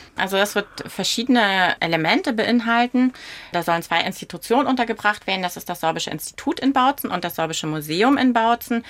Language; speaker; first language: German; non-native, local second language; Upper Sorbian